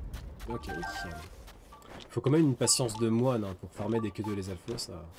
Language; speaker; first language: French; native; French